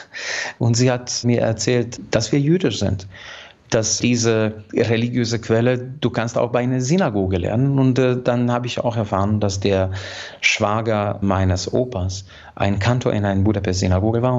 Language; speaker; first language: German; non-native, fluent; Hungarian